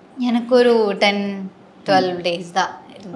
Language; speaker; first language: Tamil; non-native, learner; Malayalam